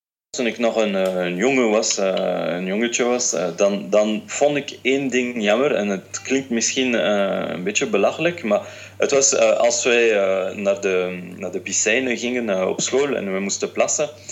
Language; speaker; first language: Dutch; non-native, fluent; French